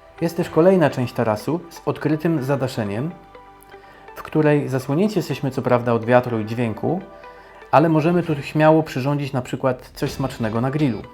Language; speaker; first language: Polish; native; Polish